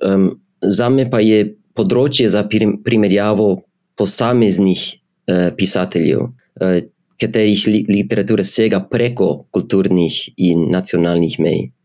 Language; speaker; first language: Slovenian; non-native, fluent; English